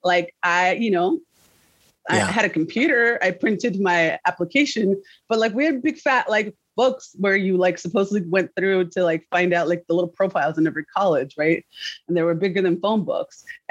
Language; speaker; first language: English; early bilingual, other home language; Spanish